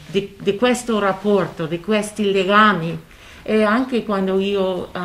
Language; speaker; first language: Italian; non-native, fluent; English